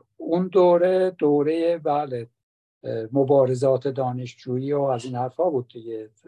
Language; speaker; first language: Persian; non-native, local second language; Azerbaijani